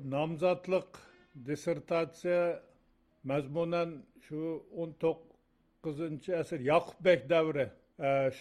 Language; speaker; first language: Uzbek; non-native, local second language; Uyghur